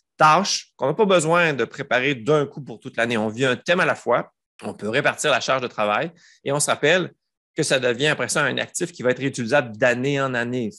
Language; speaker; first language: French; native; French